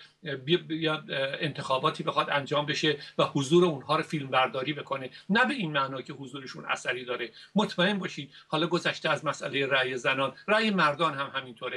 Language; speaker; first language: Persian; native; Persian